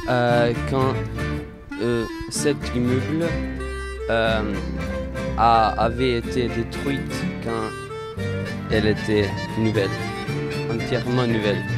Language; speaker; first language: French; non-native, learner; Bosnian